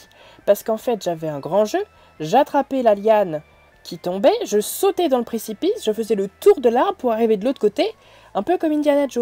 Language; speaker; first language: French; native; French